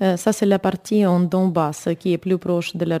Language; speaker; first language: French; non-native, learner; Ukrainian